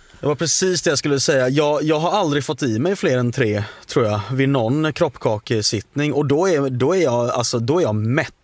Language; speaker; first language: Swedish; native; Swedish